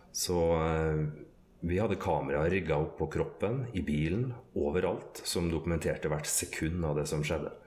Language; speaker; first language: Norwegian; native; Norwegian